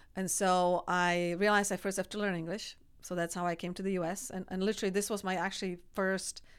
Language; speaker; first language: English; non-native, fluent; Czech